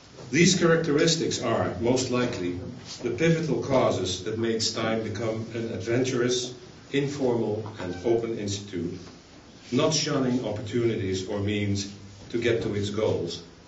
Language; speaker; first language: English; non-native, fluent; Dutch